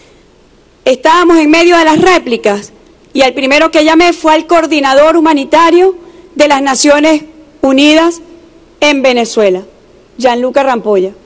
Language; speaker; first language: Spanish; native; Spanish